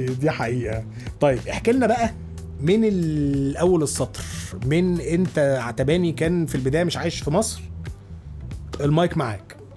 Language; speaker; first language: Egyptian Arabic; native; Egyptian Arabic